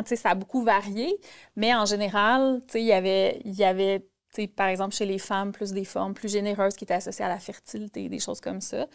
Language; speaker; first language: French; native; French